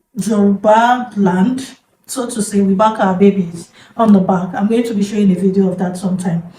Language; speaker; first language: English; non-native, local second language; Yoruba